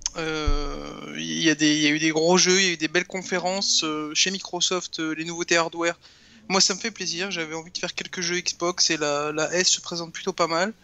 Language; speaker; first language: French; native; French